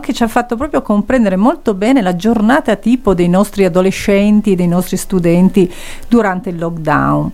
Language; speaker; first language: Italian; native; Italian